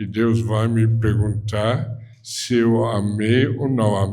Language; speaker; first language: Portuguese; non-native, fluent; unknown